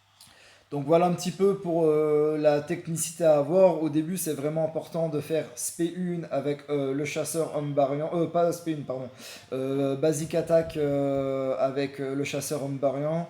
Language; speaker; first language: French; native; French